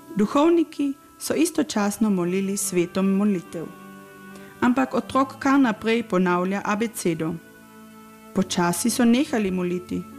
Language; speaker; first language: Slovenian; native; Slovenian